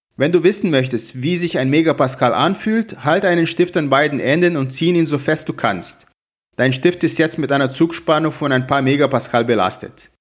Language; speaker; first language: German; non-native, fluent; Portuguese